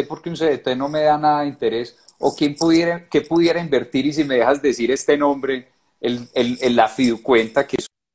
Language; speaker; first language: Spanish; native; Spanish